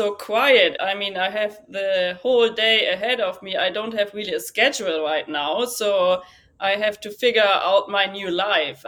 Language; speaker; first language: English; non-native, fluent; German